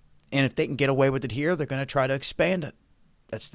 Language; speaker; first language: English; native; English